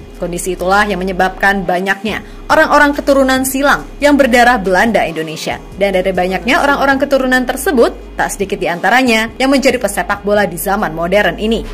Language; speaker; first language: Indonesian; native; Indonesian